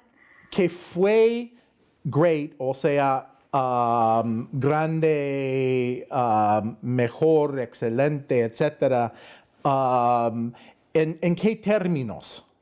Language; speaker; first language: Spanish; non-native, fluent; English